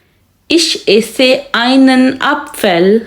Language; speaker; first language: German; non-native, fluent; Urdu